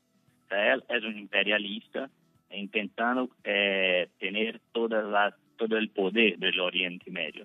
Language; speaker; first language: Spanish; non-native, fluent; Portuguese